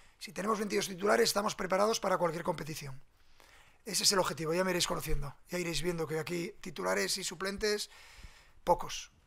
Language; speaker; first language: Spanish; native; Spanish